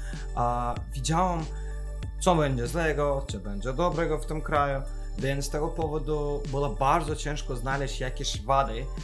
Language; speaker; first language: Polish; non-native, fluent; Azerbaijani